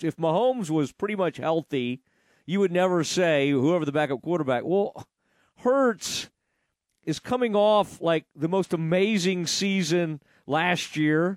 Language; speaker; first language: English; native; English